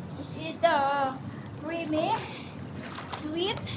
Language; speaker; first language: English; non-native, local second language; Filipino